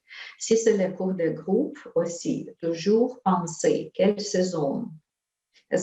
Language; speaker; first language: French; non-native, fluent; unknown